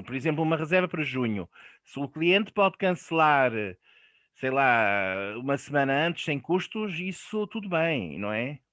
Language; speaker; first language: Portuguese; non-native, fluent; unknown